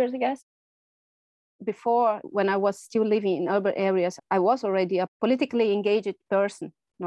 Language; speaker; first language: English; non-native, fluent; Portuguese